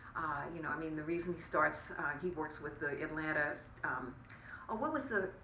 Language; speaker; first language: English; native; English